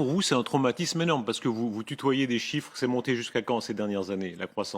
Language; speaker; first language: French; native; French